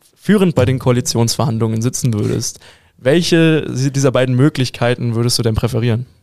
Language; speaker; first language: German; native; German